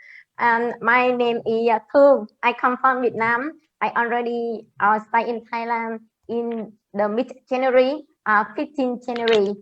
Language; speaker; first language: English; non-native, learner; Vietnamese